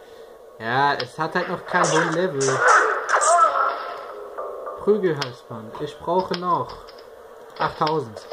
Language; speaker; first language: German; native; German